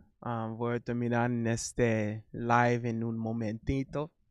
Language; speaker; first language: Spanish; non-native, learner; English